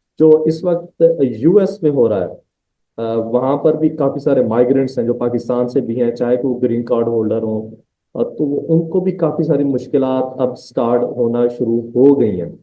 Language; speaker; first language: Urdu; non-native, local second language; Saraiki